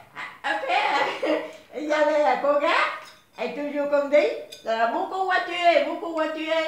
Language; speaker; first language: French; non-native, learner; Vietnamese